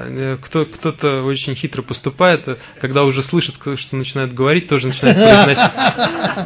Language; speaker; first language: Russian; native; Russian